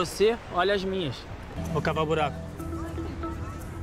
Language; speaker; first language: Portuguese; native; Portuguese